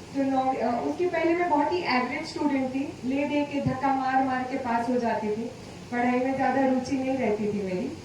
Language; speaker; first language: Hindi; non-native, local second language; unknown